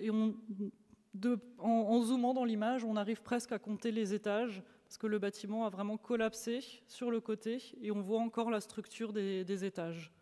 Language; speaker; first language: French; native; French